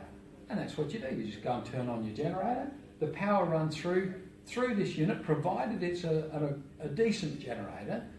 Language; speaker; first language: English; native; English